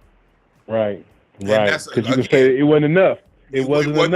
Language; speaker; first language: English; native; English